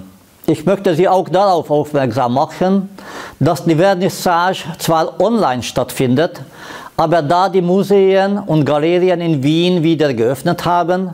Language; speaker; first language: German; non-native, fluent; Hungarian